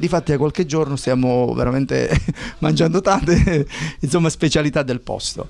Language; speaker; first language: Italian; native; Italian